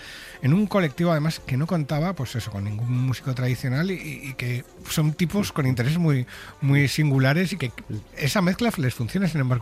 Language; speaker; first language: Spanish; native; Spanish